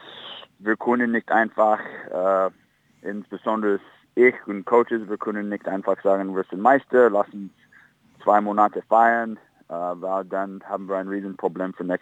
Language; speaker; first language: German; non-native, fluent; English